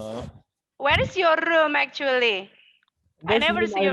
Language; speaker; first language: English; non-native, fluent; Indonesian